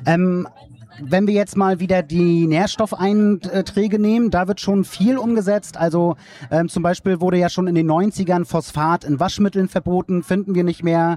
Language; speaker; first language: German; native; German